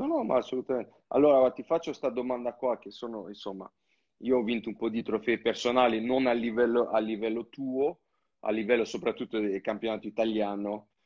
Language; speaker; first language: Italian; non-native, fluent; French